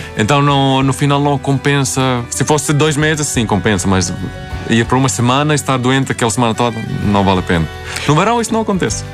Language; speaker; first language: Portuguese; non-native, fluent; Swedish